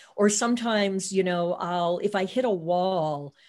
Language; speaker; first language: English; native; English